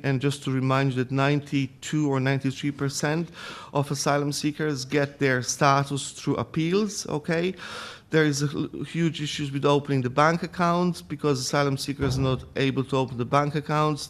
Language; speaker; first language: English; non-native, fluent; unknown